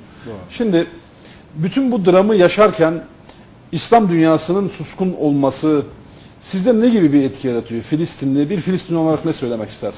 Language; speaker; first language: Turkish; native; Turkish